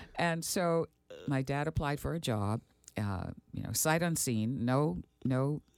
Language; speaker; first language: English; early bilingual, other home language; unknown